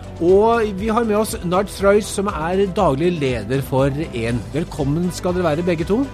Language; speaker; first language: Norwegian; native; Norwegian